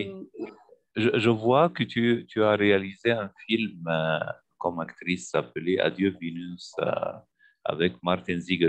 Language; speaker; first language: French; non-native, fluent; Arabic